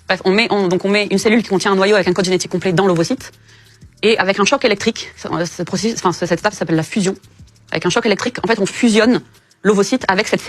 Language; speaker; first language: French; native; French